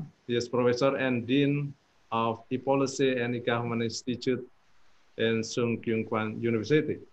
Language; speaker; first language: English; non-native, fluent; Indonesian